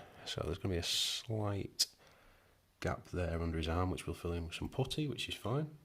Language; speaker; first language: English; native; English